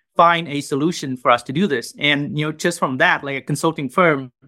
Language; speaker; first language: English; non-native, fluent; Vietnamese